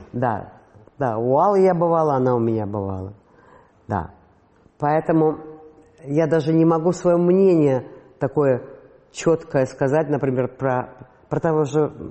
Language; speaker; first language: Russian; non-native, local second language; Latvian